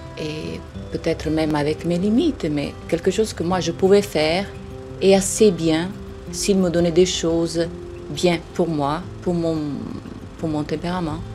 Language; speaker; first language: French; non-native, fluent; Italian